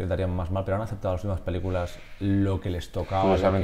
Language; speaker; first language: Spanish; native; Spanish